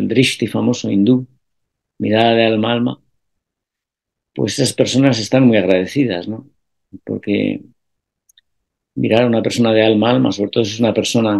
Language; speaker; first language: Spanish; native; Spanish